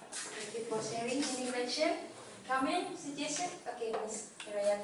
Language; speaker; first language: English; non-native, learner; Indonesian